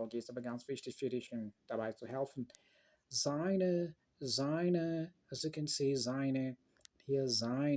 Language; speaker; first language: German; non-native, learner; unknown